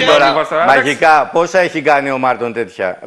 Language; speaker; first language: Greek; native; Greek